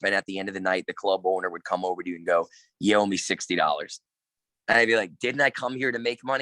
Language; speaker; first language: English; native; English